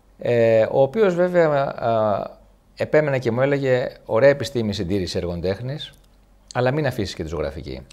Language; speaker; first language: Greek; native; Greek